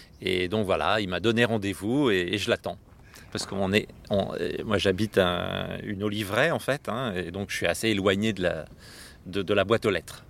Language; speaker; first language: French; native; French